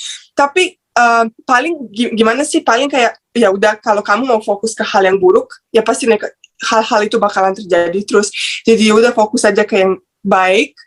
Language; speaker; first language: Indonesian; non-native, fluent; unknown